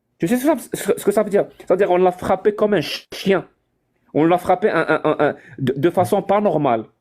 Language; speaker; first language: French; non-native, local second language; Arabic